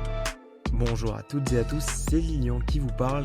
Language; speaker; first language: French; native; French